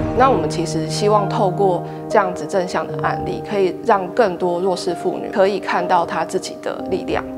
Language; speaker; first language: Chinese; native; Chinese